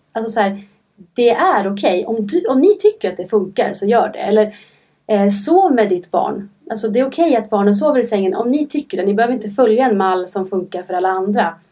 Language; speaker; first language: Swedish; native; Swedish